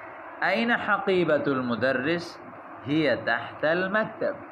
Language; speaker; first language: Arabic; non-native, fluent; Urdu